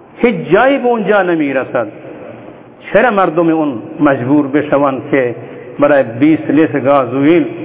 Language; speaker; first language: Persian; non-native, local second language; Baluchi